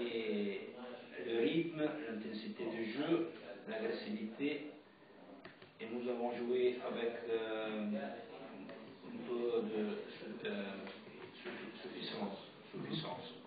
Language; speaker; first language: French; non-native, fluent; Italian